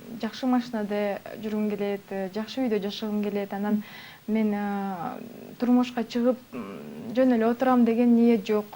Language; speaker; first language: Kyrgyz; non-native, local second language; Uyghur